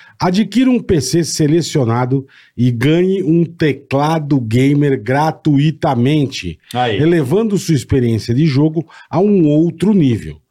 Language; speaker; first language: Portuguese; native; Portuguese